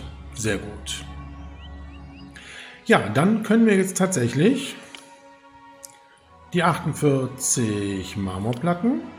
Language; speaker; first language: German; native; German